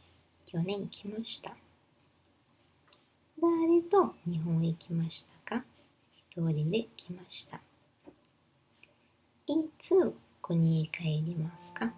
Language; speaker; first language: Japanese; non-native, learner; Portuguese